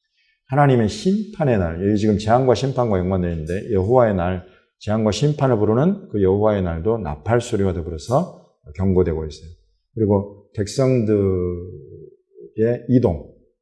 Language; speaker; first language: Korean; native; Korean